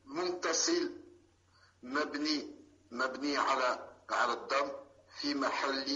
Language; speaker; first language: Arabic; non-native, learner; French